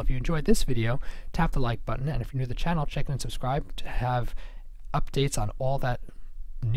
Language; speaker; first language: English; native; English